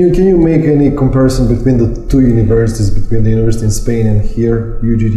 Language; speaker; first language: English; non-native, fluent; Macedonian